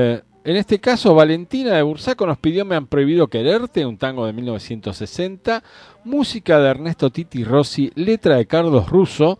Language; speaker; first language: Spanish; native; Spanish